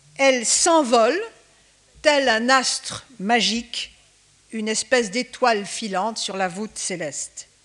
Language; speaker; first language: French; native; French